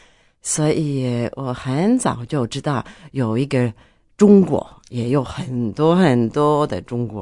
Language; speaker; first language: Chinese; non-native, fluent; Norwegian